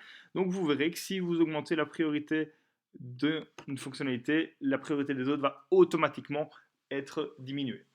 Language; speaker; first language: French; native; French